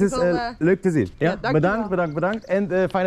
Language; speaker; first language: Dutch; non-native, learner; German